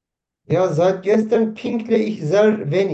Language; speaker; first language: German; non-native, learner; Turkish